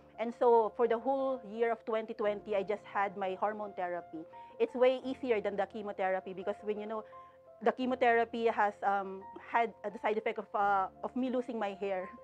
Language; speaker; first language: English; non-native, local second language; Filipino